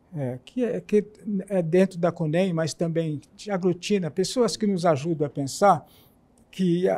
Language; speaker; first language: Portuguese; native; Portuguese